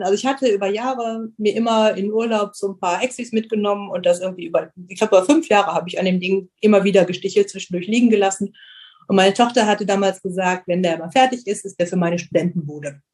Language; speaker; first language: German; native; German